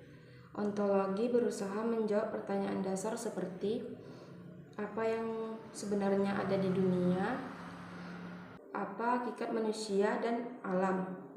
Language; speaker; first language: Indonesian; native; Indonesian